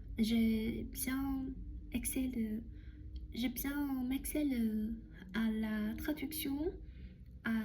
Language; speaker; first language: French; non-native, learner; Chinese